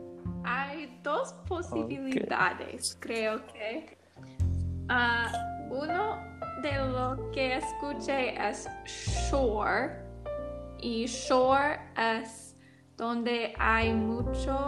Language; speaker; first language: Spanish; non-native, learner; English